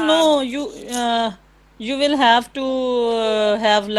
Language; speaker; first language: English; non-native, learner; Hindi